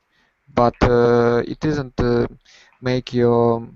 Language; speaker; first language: English; non-native, learner; Russian